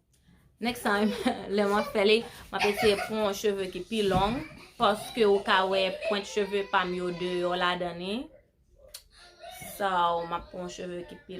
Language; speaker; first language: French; non-native, local second language; Haitian Creole